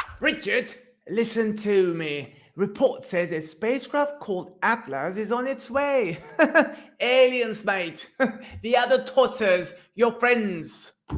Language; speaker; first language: English; non-native, fluent; Turkish